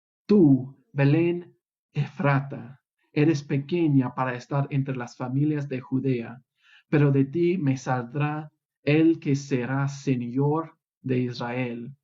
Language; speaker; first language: Spanish; non-native, fluent; English